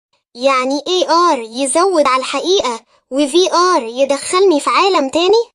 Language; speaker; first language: Arabic; native; Arabic